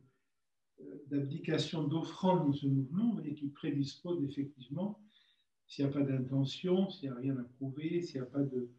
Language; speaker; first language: French; native; French